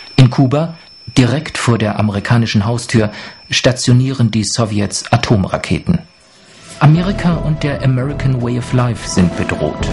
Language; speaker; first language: German; native; German